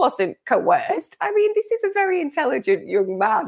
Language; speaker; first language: English; native; English